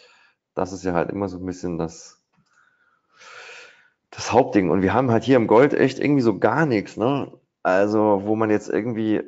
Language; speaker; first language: German; native; German